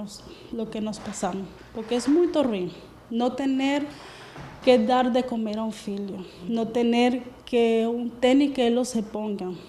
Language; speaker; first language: Portuguese; non-native, learner; Spanish